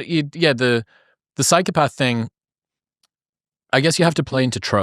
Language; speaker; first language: English; native; English